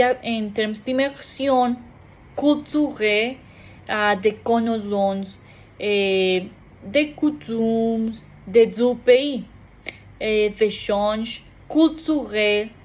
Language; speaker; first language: French; non-native, learner; Spanish